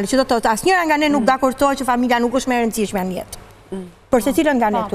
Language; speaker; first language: Albanian; native; Albanian